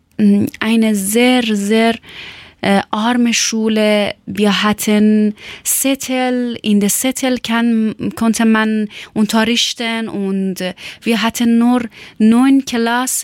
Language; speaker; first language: German; non-native, learner; Persian